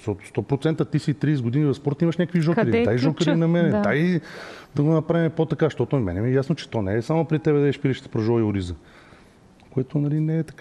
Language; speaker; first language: Bulgarian; native; Bulgarian